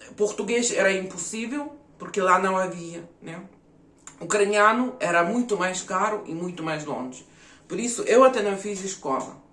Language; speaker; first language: Portuguese; early bilingual, other home language; Ukrainian